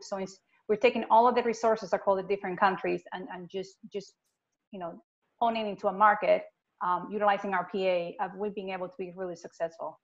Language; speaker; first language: English; non-native, fluent; Spanish